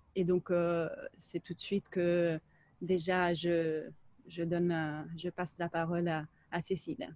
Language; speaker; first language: French; native; French